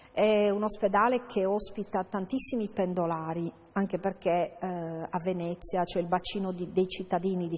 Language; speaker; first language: Italian; native; Italian